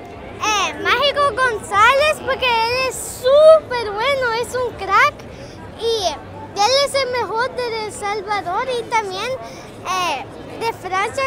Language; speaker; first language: Spanish; early bilingual, heritage; Spanish